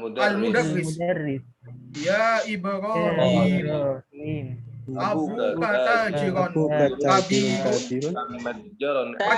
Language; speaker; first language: Arabic; non-native, learner; Indonesian